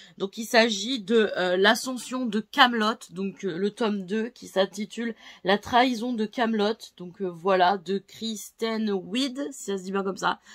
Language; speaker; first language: French; native; French